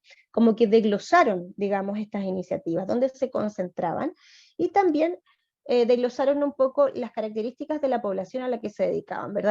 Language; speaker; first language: Spanish; native; Spanish